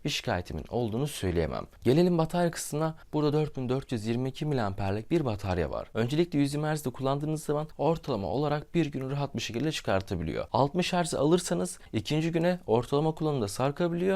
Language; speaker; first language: Turkish; native; Turkish